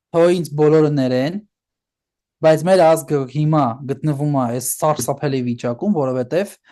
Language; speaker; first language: Armenian; early bilingual, heritage; Armenian